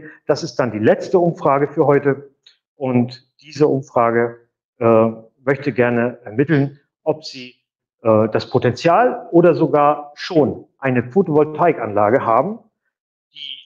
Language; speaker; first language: German; native; German